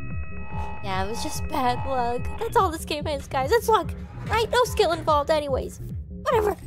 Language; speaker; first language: English; native; English